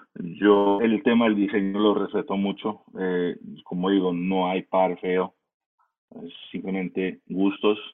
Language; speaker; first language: Spanish; early bilingual, heritage; Spanish